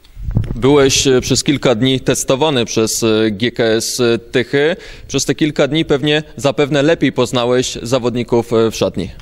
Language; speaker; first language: Polish; native; Polish